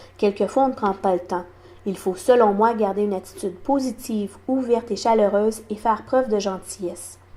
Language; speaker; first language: French; non-native, local second language; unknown